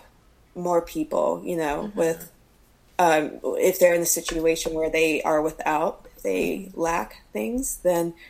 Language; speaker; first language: English; native; English